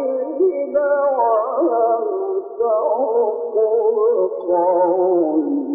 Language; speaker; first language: Arabic; native; Arabic